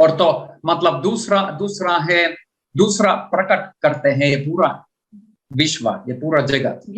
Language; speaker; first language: Hindi; non-native, learner; Finnish